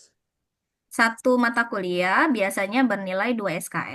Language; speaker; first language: Indonesian; non-native, fluent; Japanese